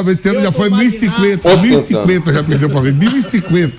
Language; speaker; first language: Portuguese; native; Portuguese